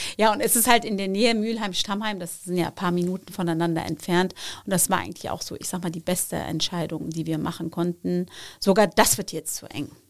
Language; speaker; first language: German; early bilingual, other home language; Turkish